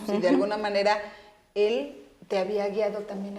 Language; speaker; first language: Spanish; native; Spanish